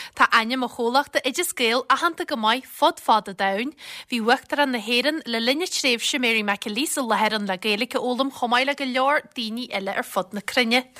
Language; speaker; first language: Irish; native; Irish